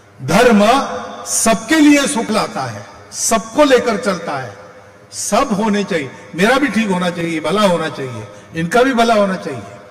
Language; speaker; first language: Hindi; non-native, local second language; Marathi